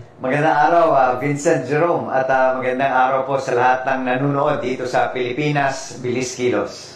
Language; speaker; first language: Filipino; native; Filipino